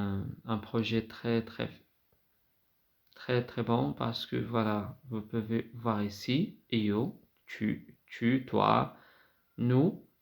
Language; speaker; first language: French; non-native, fluent; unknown